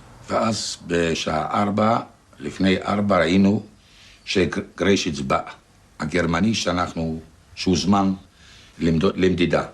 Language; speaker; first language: Hebrew; non-native, fluent; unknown